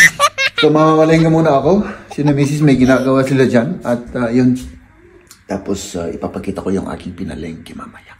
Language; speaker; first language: Filipino; native; Filipino